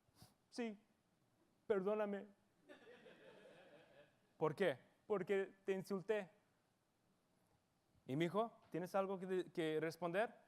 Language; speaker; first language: Spanish; early bilingual, heritage; English